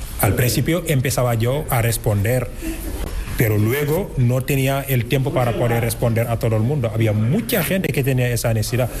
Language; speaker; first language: Spanish; non-native, fluent; Wolof